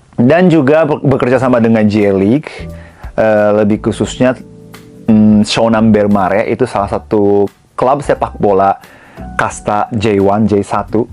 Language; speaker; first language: Indonesian; non-native, fluent; Japanese